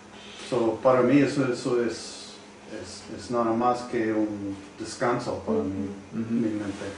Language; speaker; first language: Spanish; non-native, learner; English